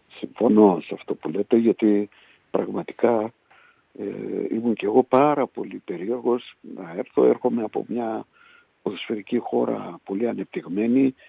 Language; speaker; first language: Greek; early bilingual, heritage; Greek